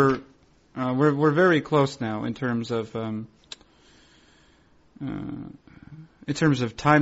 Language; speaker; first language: English; native; English